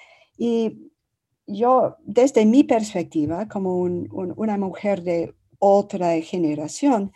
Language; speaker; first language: Spanish; non-native, fluent; English